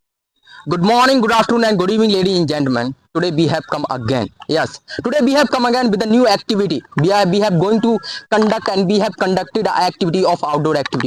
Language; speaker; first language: English; non-native, fluent; Hindi